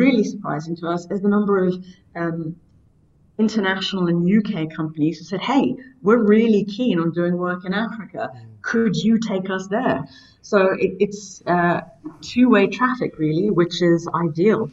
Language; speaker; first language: English; native; English